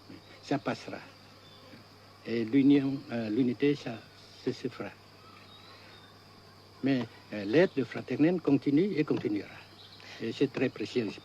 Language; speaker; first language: French; non-native, fluent; Vietnamese